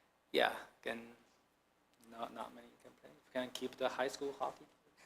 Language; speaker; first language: English; non-native, fluent; Chinese